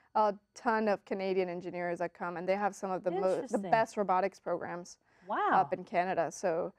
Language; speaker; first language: English; early bilingual, other home language; Spanish